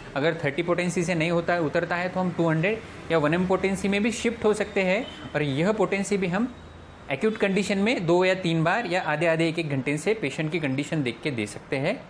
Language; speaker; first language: Hindi; non-native, local second language; Marathi